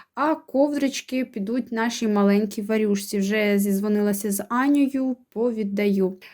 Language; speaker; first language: Ukrainian; non-native, local second language; Russian